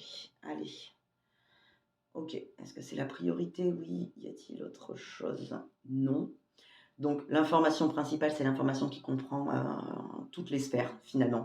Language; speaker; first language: French; native; French